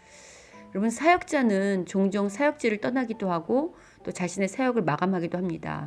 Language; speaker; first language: Korean; native; Korean